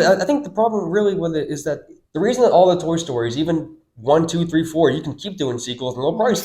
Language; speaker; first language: English; native; English